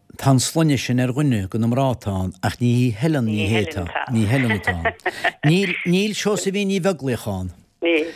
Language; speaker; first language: Irish; native; Irish